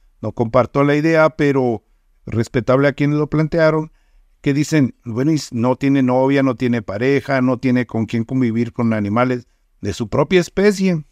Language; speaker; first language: Spanish; native; Spanish